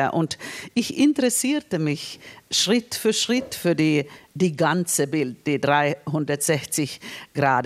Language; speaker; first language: German; non-native, fluent; Finnish